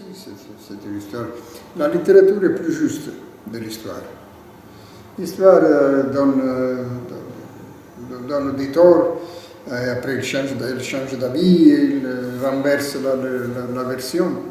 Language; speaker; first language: French; non-native, fluent; Italian